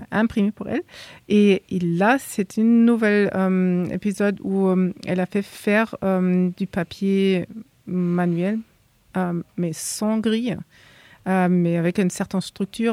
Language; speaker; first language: French; non-native, fluent; German